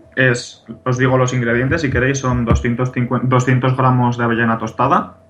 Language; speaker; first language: Spanish; native; Spanish